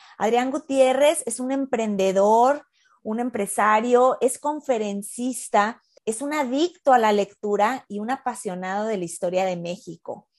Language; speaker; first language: Spanish; native; Spanish